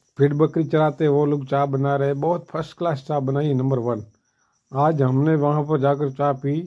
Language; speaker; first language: Hindi; non-native, local second language; Gujarati